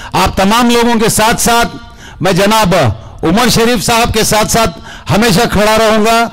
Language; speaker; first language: Hindi; non-native, local second language; Kannada